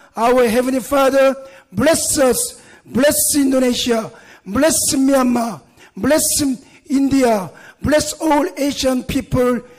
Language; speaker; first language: English; non-native, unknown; Korean